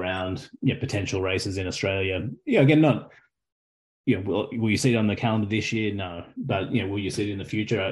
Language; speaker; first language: English; native; English